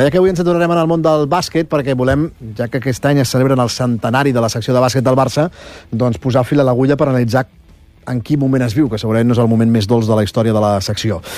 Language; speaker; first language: Catalan; native; Catalan